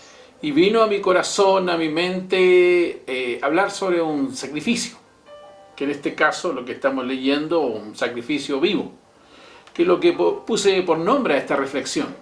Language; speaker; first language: Spanish; native; Spanish